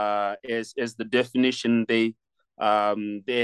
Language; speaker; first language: English; non-native, local second language; Shona